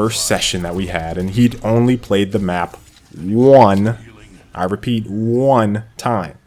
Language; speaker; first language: English; native; English